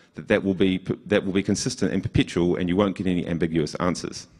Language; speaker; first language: English; native; English